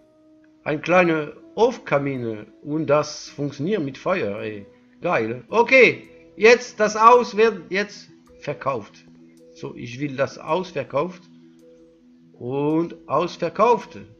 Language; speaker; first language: German; non-native, learner; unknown